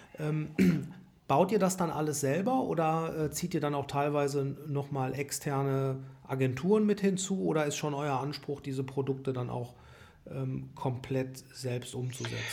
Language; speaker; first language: German; native; German